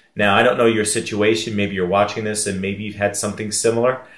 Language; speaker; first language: English; native; English